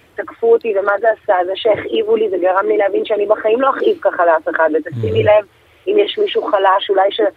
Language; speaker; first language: Hebrew; early bilingual, other home language; Russian